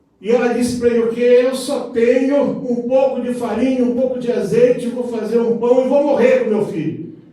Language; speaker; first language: Portuguese; native; Portuguese